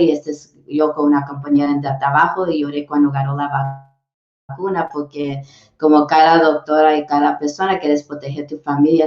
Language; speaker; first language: Spanish; early bilingual, heritage; English